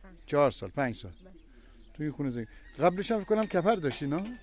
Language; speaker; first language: Persian; native; Persian